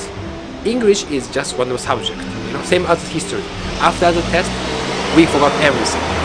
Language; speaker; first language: English; non-native, fluent; Japanese